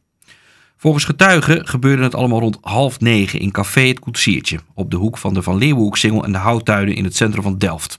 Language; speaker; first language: Dutch; native; Dutch